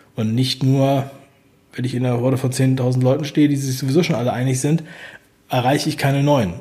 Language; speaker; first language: German; native; German